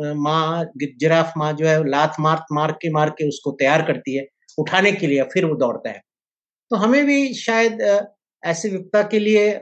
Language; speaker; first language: Hindi; native; Hindi